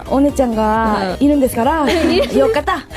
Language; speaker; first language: Japanese; non-native, learner; Korean